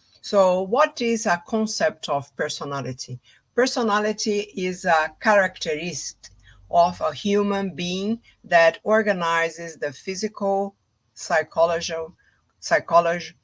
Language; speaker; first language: English; non-native, fluent; Portuguese